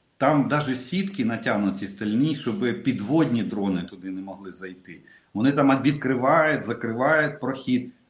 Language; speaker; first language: Ukrainian; non-native, local second language; Russian